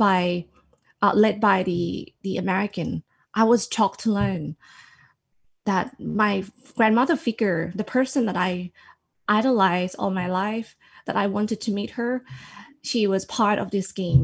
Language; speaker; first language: English; non-native, fluent; Thai